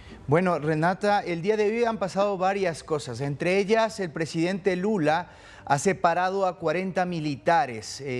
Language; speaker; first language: Spanish; native; Spanish